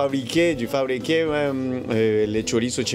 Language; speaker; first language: French; non-native, fluent; Spanish